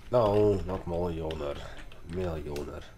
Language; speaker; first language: Swedish; non-native, learner; English